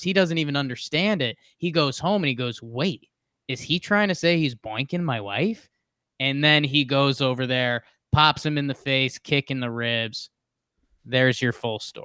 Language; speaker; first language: English; native; English